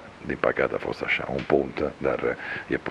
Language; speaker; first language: Romanian; non-native, fluent; Italian